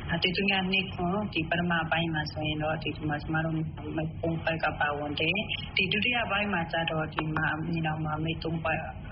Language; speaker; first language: Burmese; non-native, local second language; Shwe Palaung